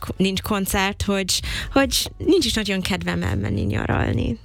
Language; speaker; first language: Hungarian; non-native, learner; English